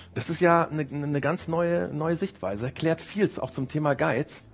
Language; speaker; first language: German; early bilingual, other home language; Japanese